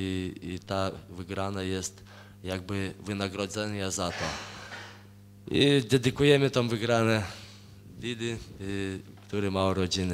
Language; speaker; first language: Polish; non-native, fluent; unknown